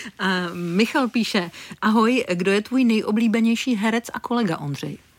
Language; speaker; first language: Czech; native; Czech